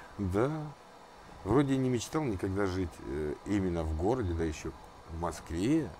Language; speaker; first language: Russian; native; Russian